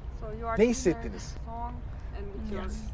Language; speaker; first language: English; non-native, fluent; Turkish